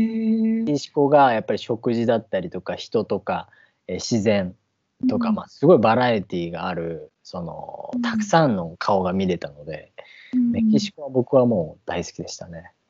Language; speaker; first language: Japanese; native; Japanese